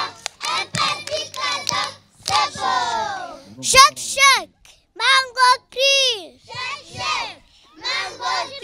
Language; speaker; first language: French; non-native, learner; Kinyarwanda